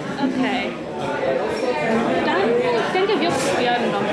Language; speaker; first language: German; non-native, learner; Korean